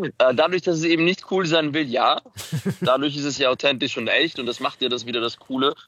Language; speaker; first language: German; early bilingual, other home language; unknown